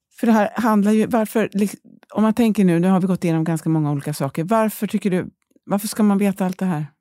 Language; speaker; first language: Swedish; native; Swedish